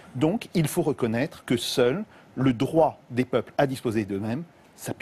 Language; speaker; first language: French; native; French